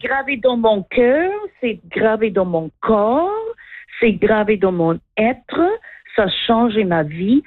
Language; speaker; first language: French; non-native, local second language; English